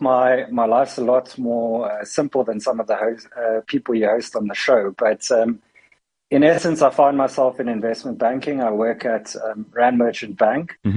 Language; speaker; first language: English; native; English